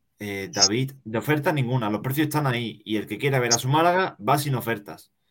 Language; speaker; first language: Spanish; native; Spanish